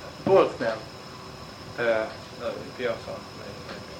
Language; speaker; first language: Hungarian; non-native, learner; Chinese